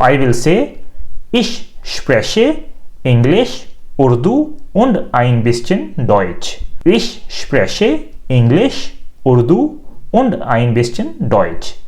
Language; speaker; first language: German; non-native, learner; Urdu